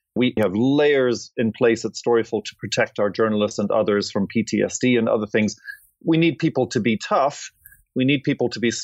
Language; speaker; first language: English; native; English